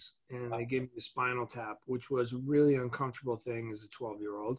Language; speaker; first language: English; native; English